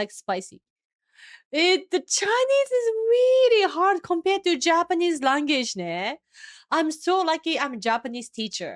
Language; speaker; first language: English; non-native, fluent; Japanese